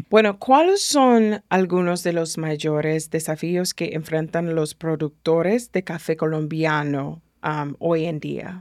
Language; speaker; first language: Spanish; early bilingual, heritage; Spanish